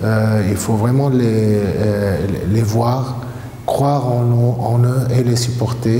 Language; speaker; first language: French; non-native, fluent; Arabic